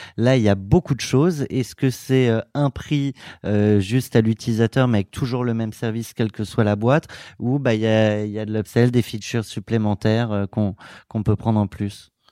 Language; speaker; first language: French; native; French